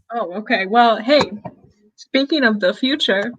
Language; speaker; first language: English; native; English